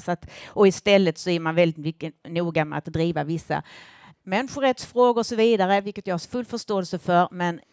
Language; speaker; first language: Swedish; native; Swedish